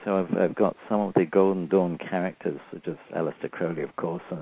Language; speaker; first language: English; native; English